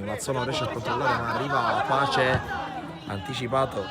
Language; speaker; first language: Italian; native; Italian